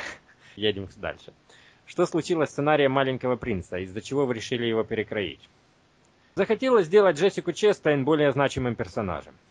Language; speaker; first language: Russian; native; Russian